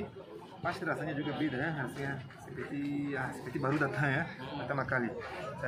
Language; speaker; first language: Indonesian; non-native, fluent; Portuguese